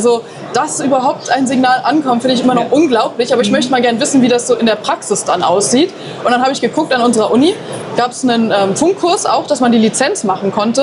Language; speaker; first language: German; native; German